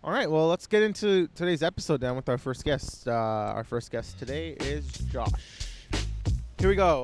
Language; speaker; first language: English; native; English